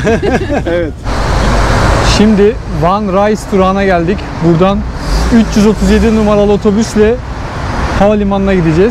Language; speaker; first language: Turkish; native; Turkish